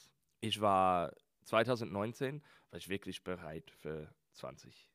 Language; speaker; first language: German; non-native, learner; English